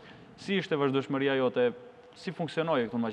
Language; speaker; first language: Albanian; native; Albanian